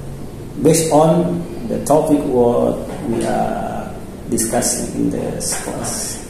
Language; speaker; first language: English; non-native, local second language; Indonesian